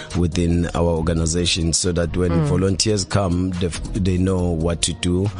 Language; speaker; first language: English; non-native, local second language; Zulu